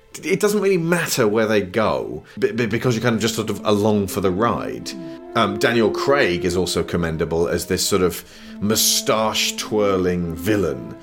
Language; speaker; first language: English; native; English